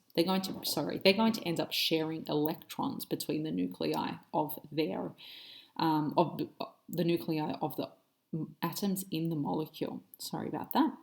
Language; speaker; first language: English; native; English